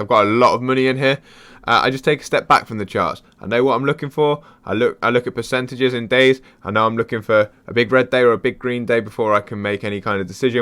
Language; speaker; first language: English; native; English